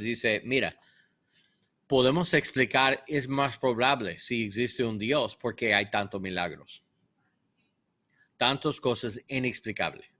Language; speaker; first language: Spanish; non-native, learner; English